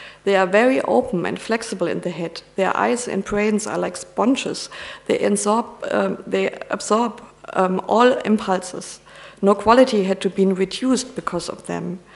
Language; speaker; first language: English; non-native, fluent; German